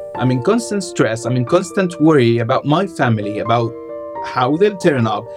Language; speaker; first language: English; non-native, fluent; Arabic